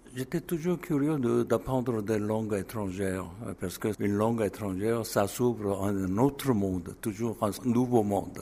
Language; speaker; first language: French; non-native, fluent; Korean